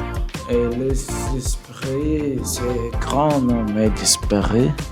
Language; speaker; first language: French; non-native, learner; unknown